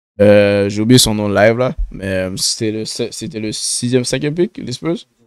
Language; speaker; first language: French; native; French